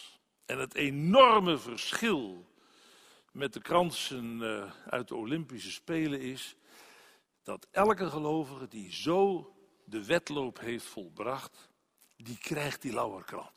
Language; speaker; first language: Dutch; native; Dutch